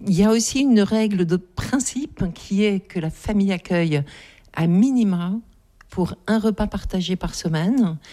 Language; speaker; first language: French; native; French